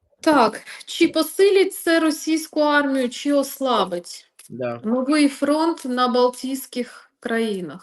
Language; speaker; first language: Ukrainian; non-native, local second language; Russian